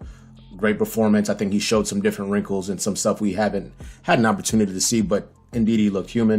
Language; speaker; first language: English; native; English